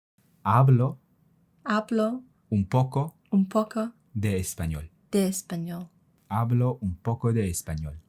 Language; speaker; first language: Spanish; non-native, fluent; Mongolian